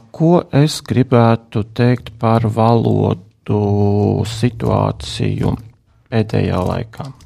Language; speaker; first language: Latvian; non-native, local second language; Russian